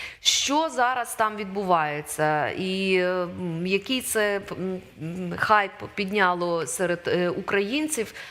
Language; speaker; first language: Ukrainian; native; Ukrainian